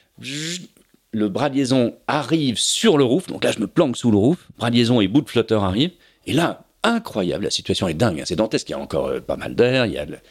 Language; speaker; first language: French; native; French